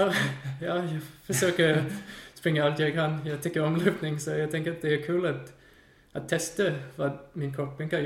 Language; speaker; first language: Swedish; non-native, fluent; English